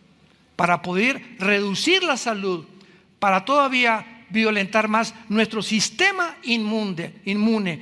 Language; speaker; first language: Spanish; native; Spanish